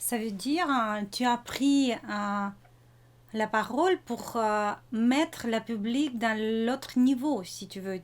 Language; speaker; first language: French; non-native, fluent; Russian